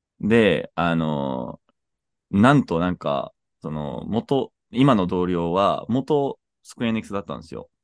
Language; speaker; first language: Japanese; non-native, fluent; English